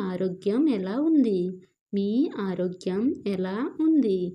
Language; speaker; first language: Telugu; non-native, fluent; Odia